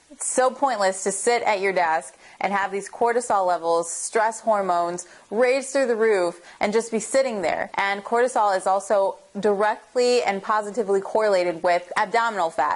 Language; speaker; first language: English; native; English